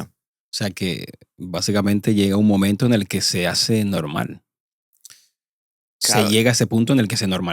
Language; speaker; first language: Spanish; native; Spanish